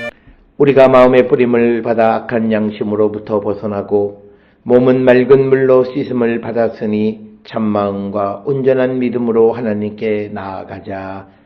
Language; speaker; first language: Korean; native; Korean